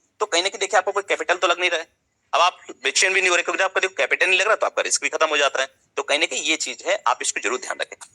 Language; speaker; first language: Hindi; native; Hindi